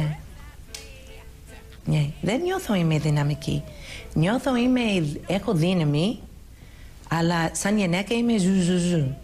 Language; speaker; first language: Greek; early bilingual, heritage; English